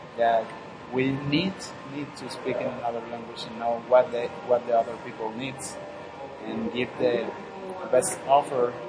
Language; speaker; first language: English; non-native, learner; Spanish